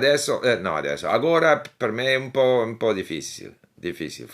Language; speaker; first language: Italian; non-native, fluent; English